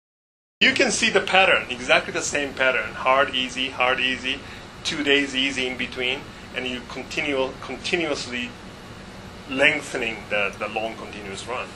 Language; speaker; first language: English; non-native, fluent; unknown